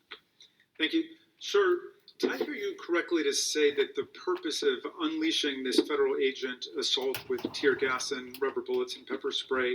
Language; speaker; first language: English; native; English